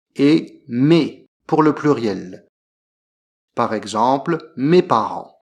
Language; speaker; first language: French; native; French